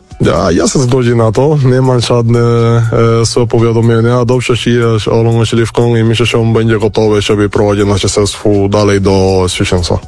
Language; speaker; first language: Polish; non-native, fluent; Spanish